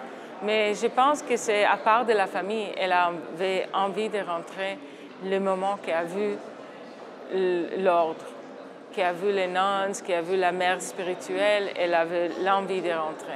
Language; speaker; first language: French; non-native, fluent; Hebrew